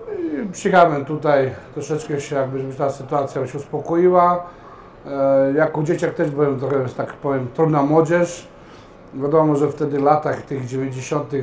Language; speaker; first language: Polish; early bilingual, heritage; Serbian